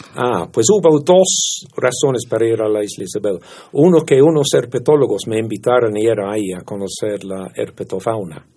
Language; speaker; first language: Spanish; non-native, fluent; English